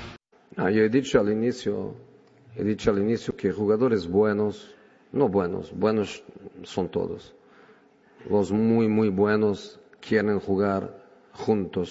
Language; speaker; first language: Spanish; non-native, fluent; Portuguese